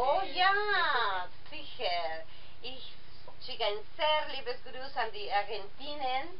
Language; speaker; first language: German; non-native, learner; Spanish